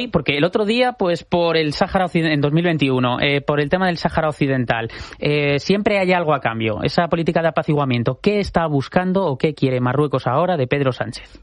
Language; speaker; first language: Spanish; native; Spanish